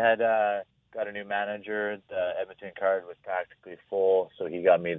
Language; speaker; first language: English; native; English